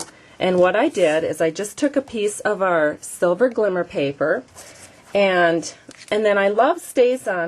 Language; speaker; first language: English; native; English